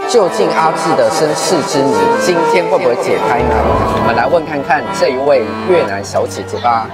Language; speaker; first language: Chinese; native; Chinese